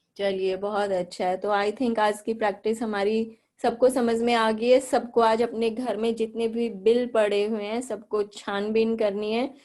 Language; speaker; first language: Hindi; native; Hindi